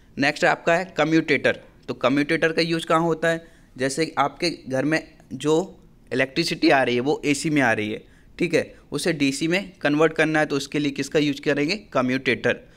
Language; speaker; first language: Hindi; native; Hindi